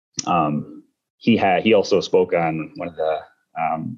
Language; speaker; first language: English; native; English